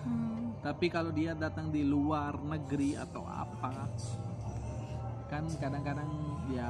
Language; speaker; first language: Indonesian; non-native, fluent; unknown